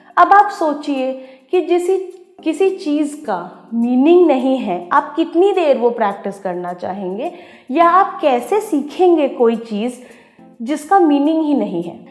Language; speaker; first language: Hindi; non-native, local second language; Odia